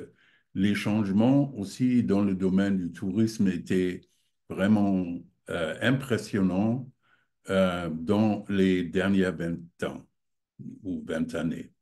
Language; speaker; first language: French; non-native, fluent; German